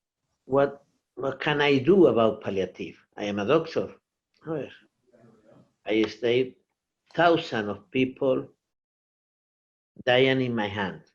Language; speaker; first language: English; non-native, learner; Portuguese